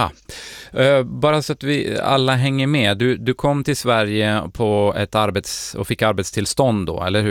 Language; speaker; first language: Swedish; native; Swedish